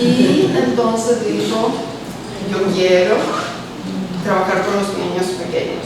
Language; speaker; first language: Spanish; early bilingual, heritage; Spanish